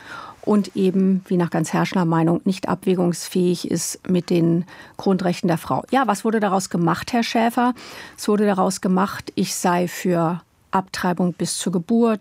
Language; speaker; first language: German; native; German